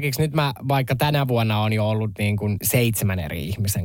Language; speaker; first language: Finnish; native; Finnish